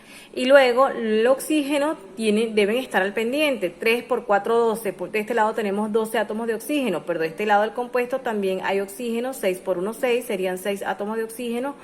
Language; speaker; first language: Spanish; native; Spanish